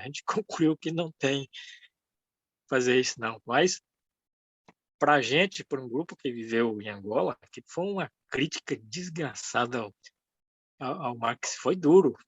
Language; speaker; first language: Portuguese; early bilingual, other home language; Japanese